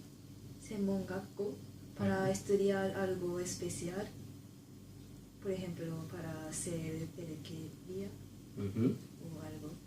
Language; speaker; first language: Spanish; non-native, learner; Japanese